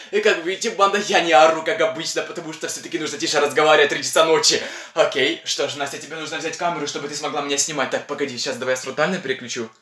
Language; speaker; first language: Russian; non-native, local second language; Ukrainian